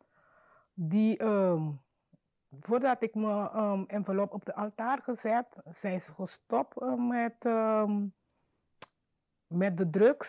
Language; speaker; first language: Dutch; non-native, learner; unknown